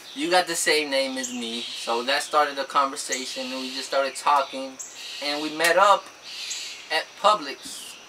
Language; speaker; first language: English; native; English